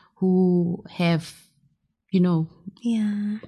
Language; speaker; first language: English; non-native, local second language; Southern Sotho